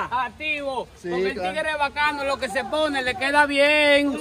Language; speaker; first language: Spanish; native; Spanish